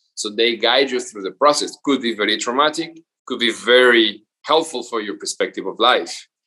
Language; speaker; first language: English; non-native, fluent; Spanish